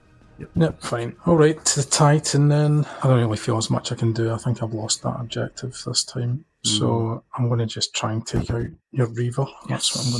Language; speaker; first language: English; native; English